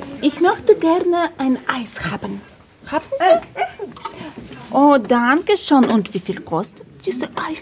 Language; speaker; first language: German; non-native, learner; Ukrainian